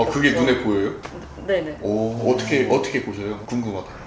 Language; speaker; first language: Korean; native; Korean